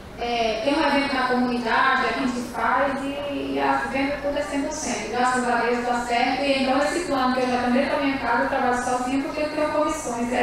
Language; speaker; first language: Portuguese; native; Portuguese